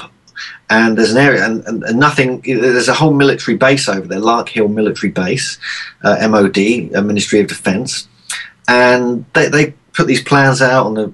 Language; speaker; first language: English; native; English